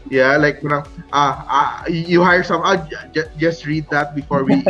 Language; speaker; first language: English; non-native, local second language; Cebuano